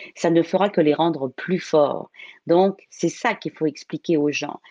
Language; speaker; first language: French; native; French